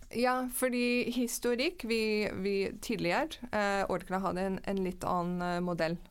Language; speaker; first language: Norwegian; non-native, fluent; English